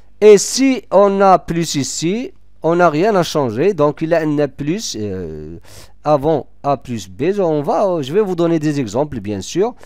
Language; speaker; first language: French; non-native, local second language; Arabic